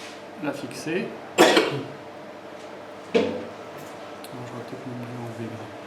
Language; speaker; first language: French; native; French